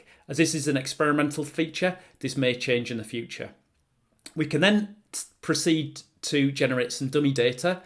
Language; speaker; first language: English; native; English